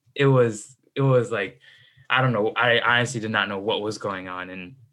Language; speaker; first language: English; native; English